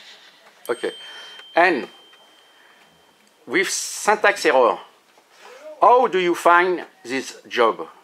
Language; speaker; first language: English; non-native, learner; French